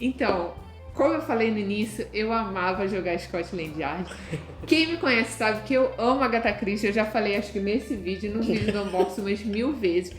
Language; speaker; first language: Portuguese; native; Portuguese